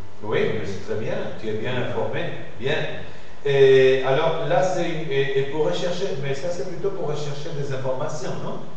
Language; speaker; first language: French; non-native, fluent; Spanish